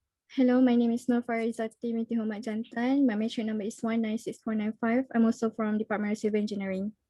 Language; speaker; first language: English; non-native, learner; Malay